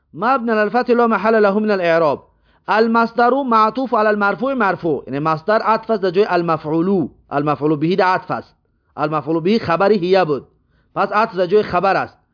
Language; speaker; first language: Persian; native; Persian